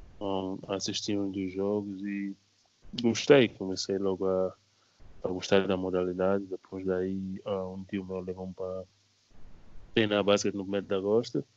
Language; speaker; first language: Portuguese; native; Portuguese